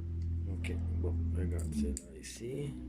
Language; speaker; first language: French; non-native, fluent; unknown